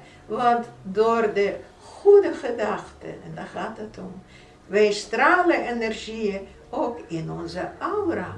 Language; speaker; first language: Dutch; non-native, fluent; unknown